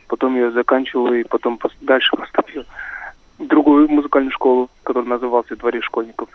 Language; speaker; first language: Russian; non-native, local second language; Kazakh